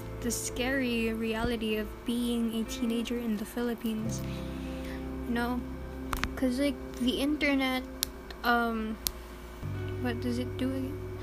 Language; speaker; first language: English; non-native, local second language; Filipino